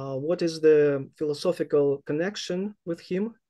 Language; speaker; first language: English; non-native, fluent; Ukrainian